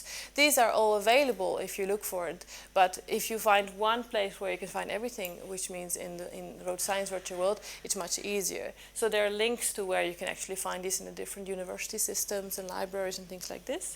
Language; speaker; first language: English; non-native, fluent; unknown